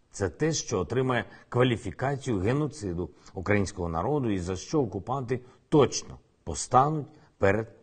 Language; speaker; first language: Ukrainian; non-native, local second language; Russian